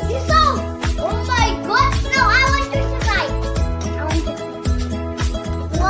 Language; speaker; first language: English; non-native, learner; Indonesian